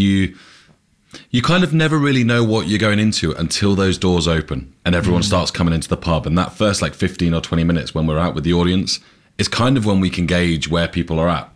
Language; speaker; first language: English; native; English